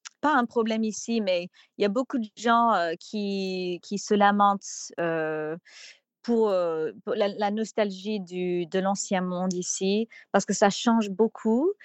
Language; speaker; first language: French; non-native, fluent; English